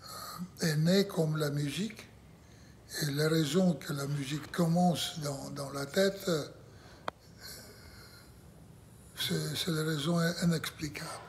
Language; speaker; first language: French; non-native, learner; Russian